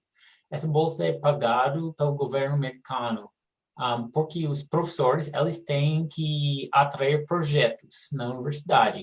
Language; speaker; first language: Portuguese; non-native, fluent; English